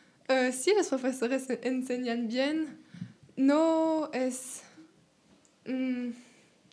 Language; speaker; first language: Spanish; non-native, learner; French